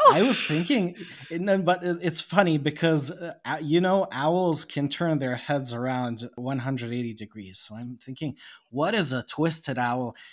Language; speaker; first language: English; non-native, fluent; Bosnian